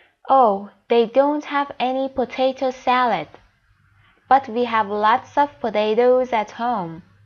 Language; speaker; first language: English; non-native, fluent; Persian